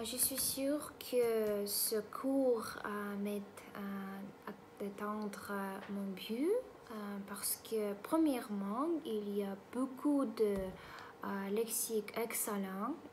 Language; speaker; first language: French; non-native, learner; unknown